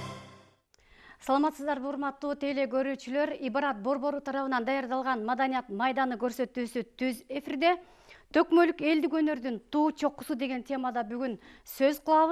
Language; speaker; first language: Kyrgyz; native; Kyrgyz